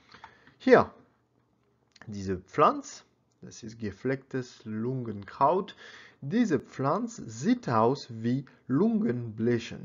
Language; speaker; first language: German; non-native, learner; French